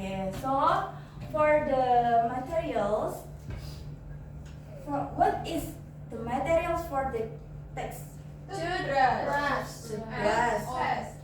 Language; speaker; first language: English; non-native, learner; Indonesian